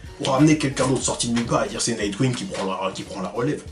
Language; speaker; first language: French; native; French